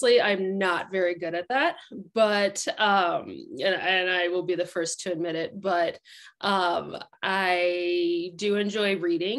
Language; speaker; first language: English; native; English